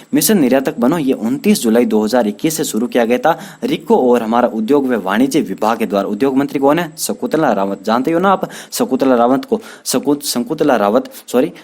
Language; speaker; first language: Hindi; native; Hindi